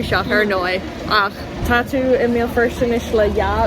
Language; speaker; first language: Irish; non-native, local second language; English